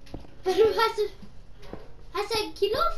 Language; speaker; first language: German; non-native, learner; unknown